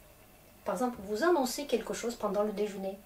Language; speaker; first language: French; non-native, fluent; Russian